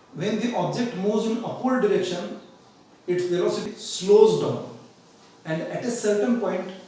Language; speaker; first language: English; non-native, local second language; Marathi